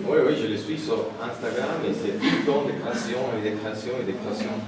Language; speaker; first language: French; non-native, fluent; Spanish